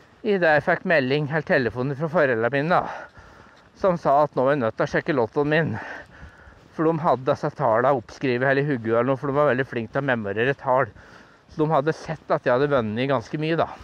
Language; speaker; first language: Norwegian; native; Norwegian